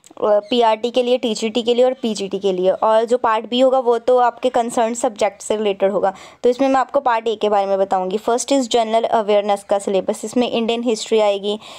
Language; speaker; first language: Hindi; non-native, local second language; Punjabi